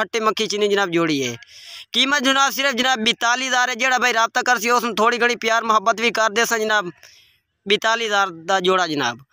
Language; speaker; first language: Urdu; non-native, local second language; Punjabi